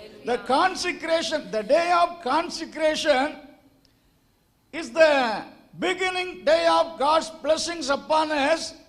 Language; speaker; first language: English; non-native, local second language; Tamil